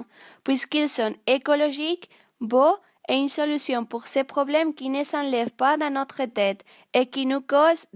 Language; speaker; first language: French; non-native, learner; Spanish